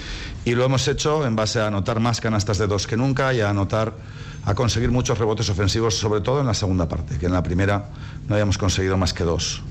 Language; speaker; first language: Spanish; native; Spanish